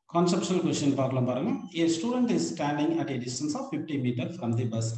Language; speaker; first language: English; non-native, local second language; Tamil